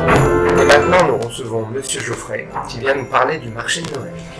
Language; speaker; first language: French; native; French